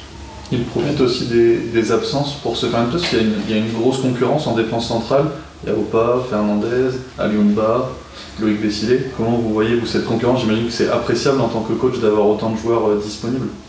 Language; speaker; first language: French; native; French